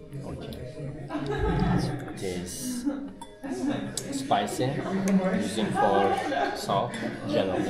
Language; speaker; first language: English; non-native, learner; Turkish